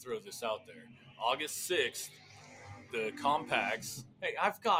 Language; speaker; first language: English; native; English